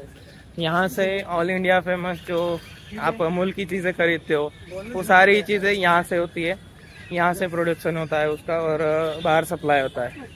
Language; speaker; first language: Hindi; native; Hindi